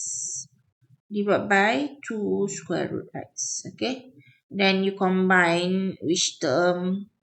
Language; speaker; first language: English; non-native, local second language; Malay